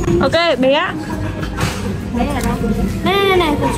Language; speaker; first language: Vietnamese; non-native, learner; Indonesian